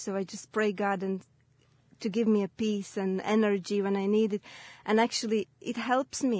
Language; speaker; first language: English; non-native, fluent; Latvian